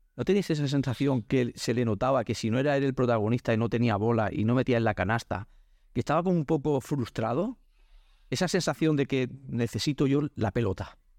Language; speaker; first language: Spanish; native; Spanish